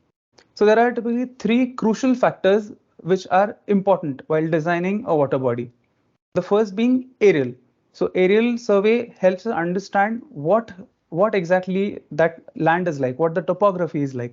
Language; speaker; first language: English; non-native, local second language; Marathi